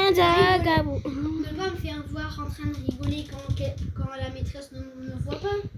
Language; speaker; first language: French; native; French